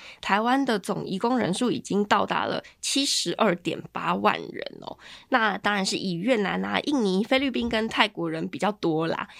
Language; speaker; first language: Chinese; native; Chinese